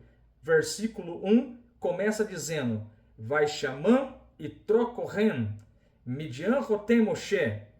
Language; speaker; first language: Portuguese; native; Portuguese